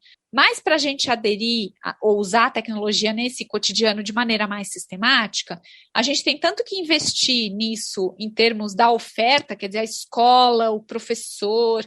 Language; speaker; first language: Portuguese; native; Portuguese